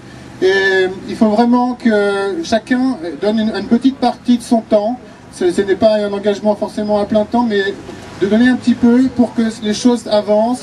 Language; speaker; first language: French; native; French